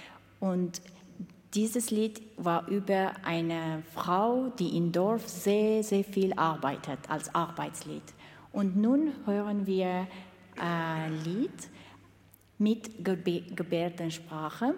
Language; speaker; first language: German; non-native, fluent; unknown